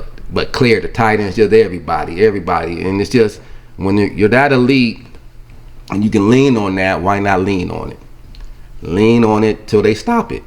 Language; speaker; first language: English; native; English